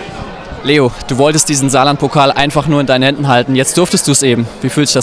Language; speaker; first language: German; native; German